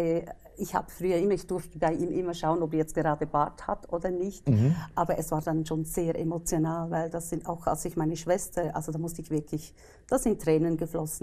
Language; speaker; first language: German; native; German